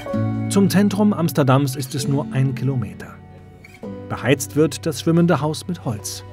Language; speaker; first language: German; native; German